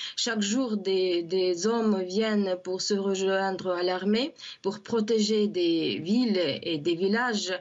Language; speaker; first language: French; non-native, fluent; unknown